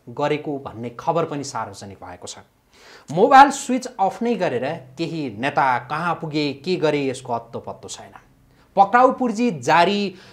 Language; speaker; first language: Nepali; native; Nepali